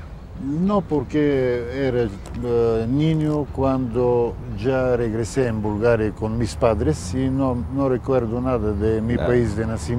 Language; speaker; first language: Spanish; non-native, fluent; Bulgarian